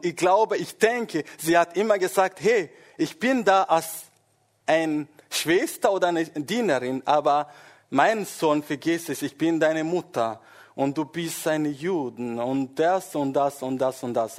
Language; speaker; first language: German; non-native, fluent; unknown